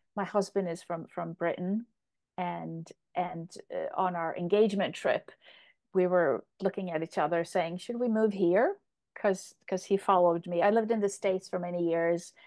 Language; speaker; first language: English; non-native, fluent; Polish